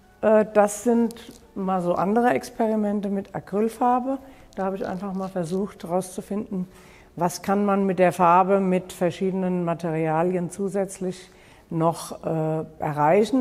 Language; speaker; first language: German; native; German